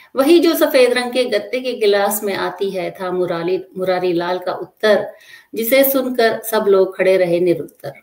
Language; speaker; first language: Hindi; native; Hindi